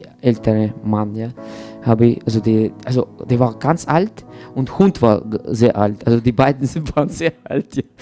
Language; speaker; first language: German; non-native, fluent; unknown